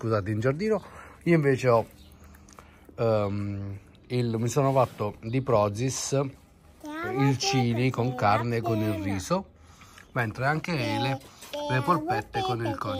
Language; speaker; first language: Italian; native; Italian